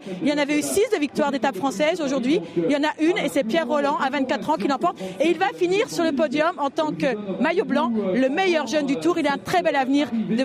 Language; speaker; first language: French; native; French